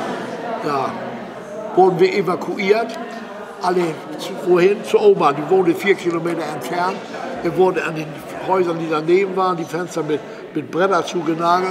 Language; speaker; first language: German; native; German